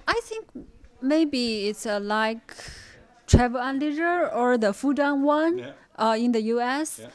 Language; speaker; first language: English; non-native, fluent; Chinese